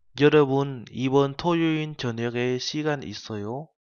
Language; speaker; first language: Korean; non-native, fluent; Vietnamese